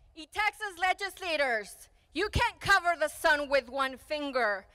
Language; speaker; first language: English; early bilingual, other home language; Spanish